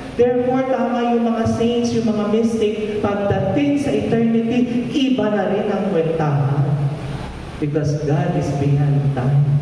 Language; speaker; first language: Filipino; non-native, local second language; Pampanga